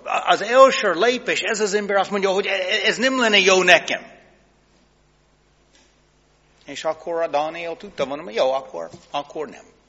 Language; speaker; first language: Hungarian; non-native, fluent; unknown